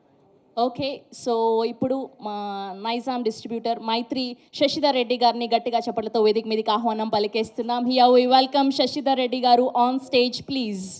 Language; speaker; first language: Telugu; native; Telugu